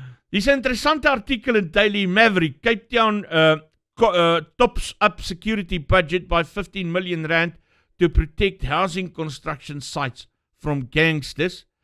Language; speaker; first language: English; non-native, local second language; Afrikaans